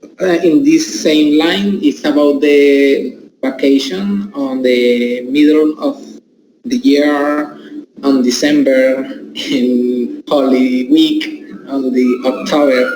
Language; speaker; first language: English; non-native, learner; Spanish